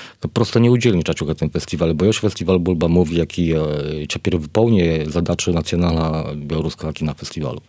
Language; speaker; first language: Polish; non-native, learner; Belarusian